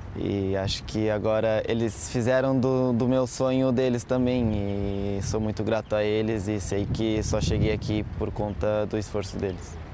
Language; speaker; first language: Portuguese; native; Portuguese